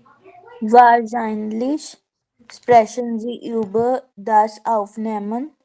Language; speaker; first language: German; non-native, learner; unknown